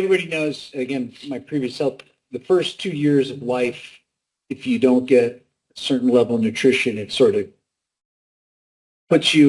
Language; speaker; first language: English; native; English